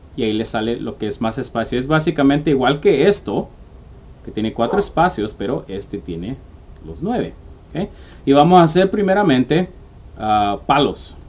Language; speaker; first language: Spanish; early bilingual, heritage; English